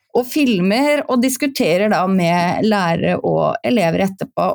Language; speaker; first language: Norwegian; native; Norwegian